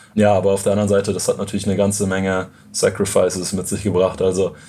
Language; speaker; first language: German; native; German